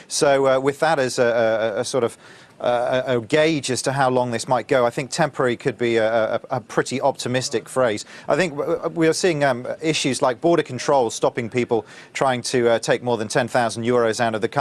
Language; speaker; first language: English; native; English